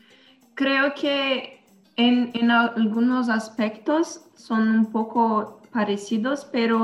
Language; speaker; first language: Spanish; non-native, learner; Portuguese